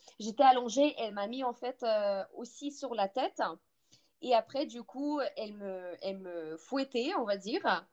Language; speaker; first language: French; non-native, fluent; Russian